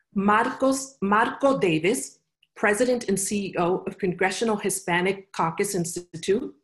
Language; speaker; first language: English; native; English